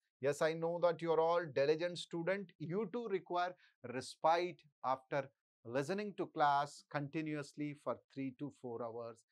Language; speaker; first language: English; non-native, local second language; Telugu